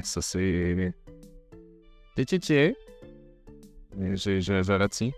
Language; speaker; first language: French; native; French